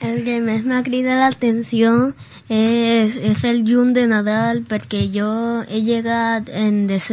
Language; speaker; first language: Catalan; non-native, learner; Spanish